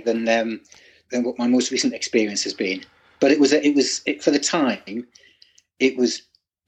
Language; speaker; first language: English; native; English